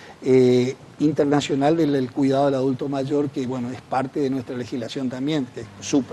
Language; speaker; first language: Spanish; native; Spanish